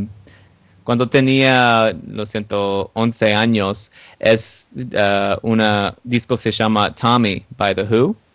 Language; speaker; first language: Spanish; non-native, learner; English